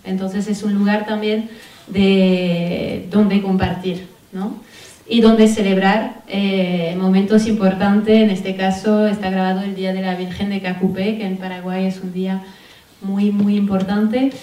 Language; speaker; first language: Spanish; non-native, fluent; French